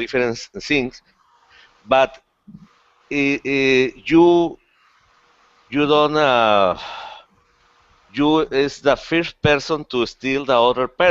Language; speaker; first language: English; non-native, learner; Spanish